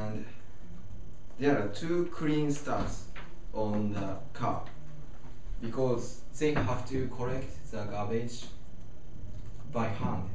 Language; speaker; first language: English; non-native, learner; Japanese